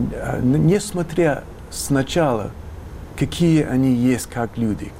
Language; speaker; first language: Russian; non-native, fluent; English